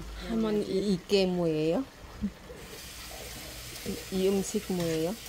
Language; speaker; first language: Korean; non-native, learner; Vietnamese